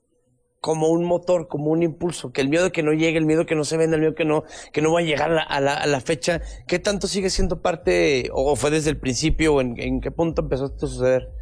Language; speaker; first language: Spanish; native; Spanish